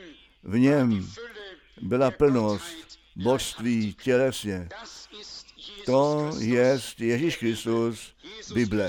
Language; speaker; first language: Czech; non-native, fluent; German